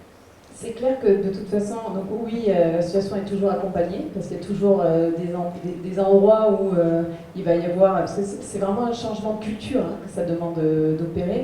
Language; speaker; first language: French; native; French